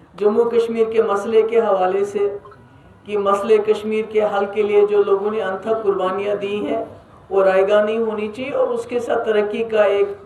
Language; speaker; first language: Urdu; non-native, local second language; Kashmiri